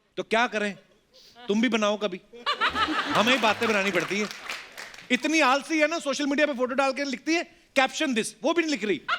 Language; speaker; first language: Hindi; non-native, local second language; Punjabi